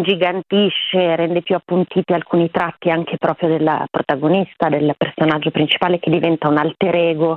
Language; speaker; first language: Italian; native; Italian